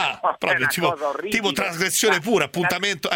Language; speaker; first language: Italian; native; Italian